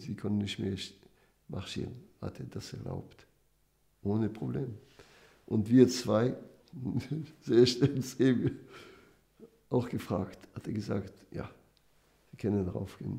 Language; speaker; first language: German; non-native, fluent; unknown